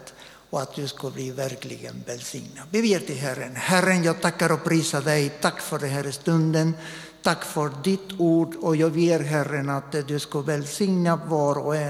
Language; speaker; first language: Swedish; non-native, fluent; Spanish